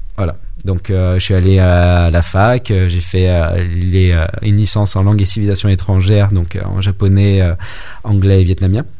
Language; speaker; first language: French; early bilingual, other home language; Vietnamese